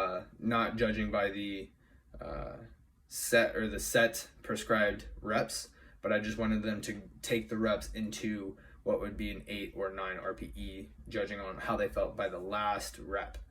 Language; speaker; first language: English; native; English